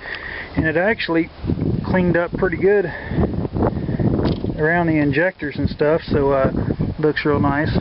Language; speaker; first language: English; native; English